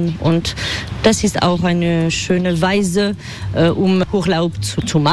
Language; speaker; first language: German; non-native, fluent; French